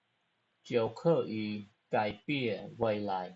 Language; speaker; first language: Chinese; non-native, fluent; Khmer